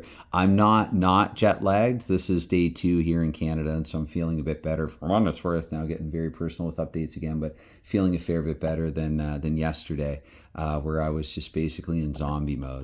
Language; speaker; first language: English; native; English